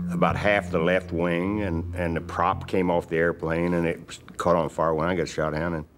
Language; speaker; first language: English; native; English